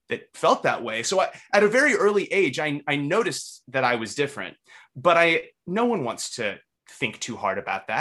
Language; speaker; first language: English; native; English